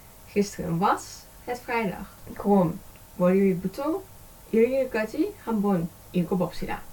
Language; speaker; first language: Korean; non-native, learner; Dutch